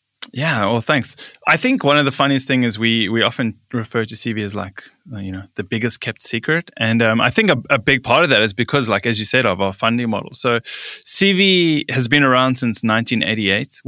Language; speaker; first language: English; native; English